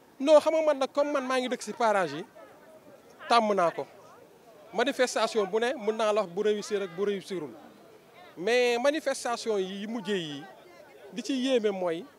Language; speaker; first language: Wolof; native; Wolof